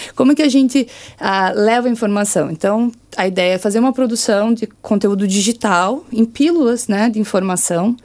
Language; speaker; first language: Portuguese; native; Portuguese